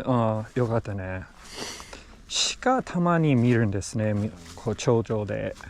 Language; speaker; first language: Japanese; non-native, learner; English